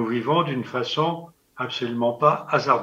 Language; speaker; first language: French; native; French